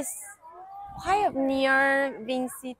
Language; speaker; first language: English; non-native, learner; Vietnamese